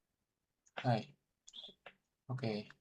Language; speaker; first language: Japanese; non-native, learner; Indonesian